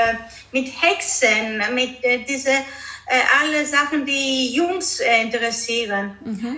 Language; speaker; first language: German; non-native, fluent; Greek